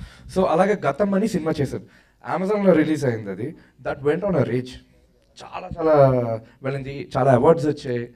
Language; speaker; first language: Telugu; native; Telugu